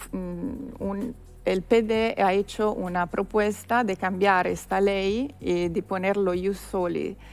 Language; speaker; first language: Spanish; non-native, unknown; Italian